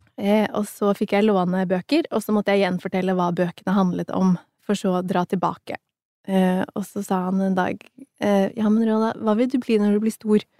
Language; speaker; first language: Norwegian; early bilingual, other home language; Somali